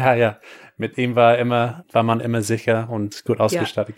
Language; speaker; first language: German; non-native, fluent; English